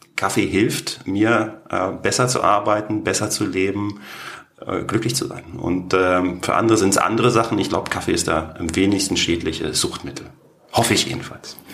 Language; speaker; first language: German; native; German